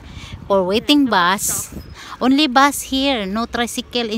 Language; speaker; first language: English; non-native, local second language; Filipino